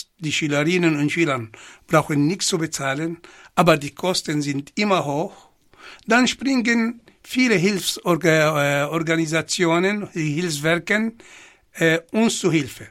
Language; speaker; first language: German; non-native, fluent; Arabic